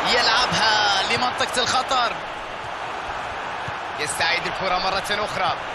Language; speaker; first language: Arabic; native; Arabic